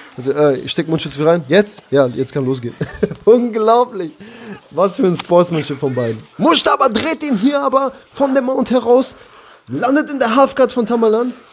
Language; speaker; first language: German; early bilingual, other home language; Armenian